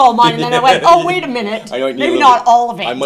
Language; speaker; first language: English; native; English